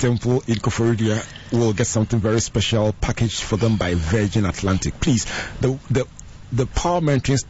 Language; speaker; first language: English; non-native, local second language; Akan